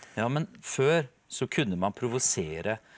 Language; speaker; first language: Norwegian; native; Norwegian